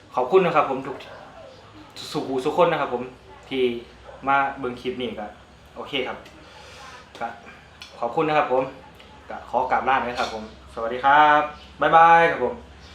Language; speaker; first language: Thai; non-native, local second language; Northeastern Thai